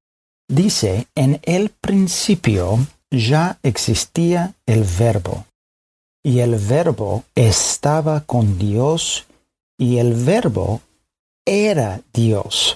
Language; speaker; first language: Spanish; non-native, fluent; English